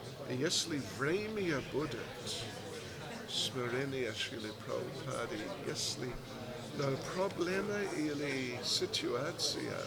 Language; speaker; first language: Russian; non-native, learner; English